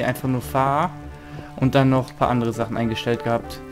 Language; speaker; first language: German; native; German